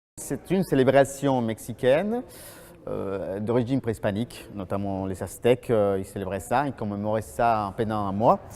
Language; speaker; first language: French; non-native, fluent; Spanish